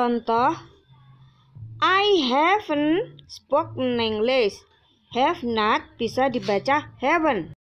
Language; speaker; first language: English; non-native, fluent; Indonesian